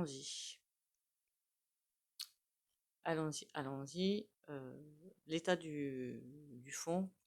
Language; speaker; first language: French; native; French